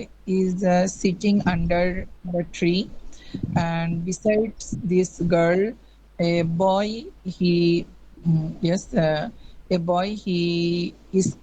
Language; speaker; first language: English; non-native, learner; Bangla